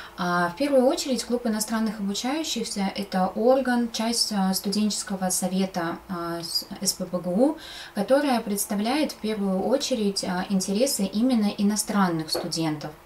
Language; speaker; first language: Russian; native; Russian